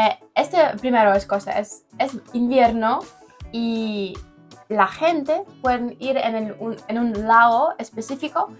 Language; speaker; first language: Spanish; non-native, learner; Ukrainian